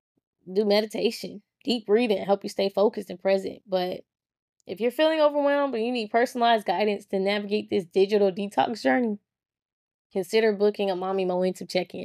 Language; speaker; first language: English; native; English